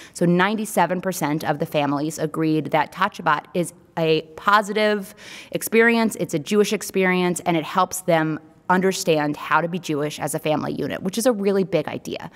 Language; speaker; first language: English; native; English